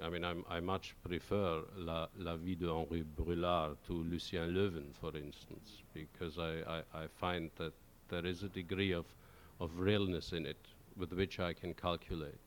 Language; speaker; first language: English; non-native, fluent; German